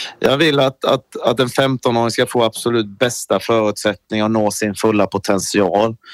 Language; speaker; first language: Swedish; native; Swedish